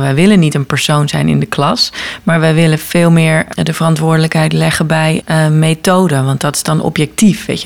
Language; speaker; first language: Dutch; native; Dutch